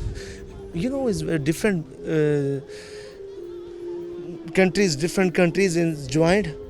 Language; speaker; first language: English; non-native, learner; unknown